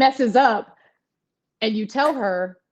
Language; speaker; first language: English; native; English